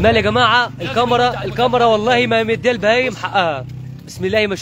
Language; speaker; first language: Arabic; native; Arabic